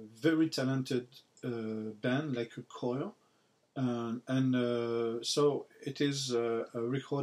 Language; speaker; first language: English; non-native, learner; French